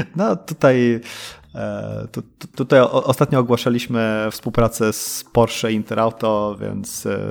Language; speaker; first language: Polish; early bilingual, heritage; Polish